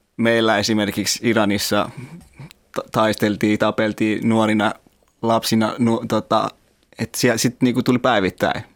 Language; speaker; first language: Finnish; early bilingual, other home language; Persian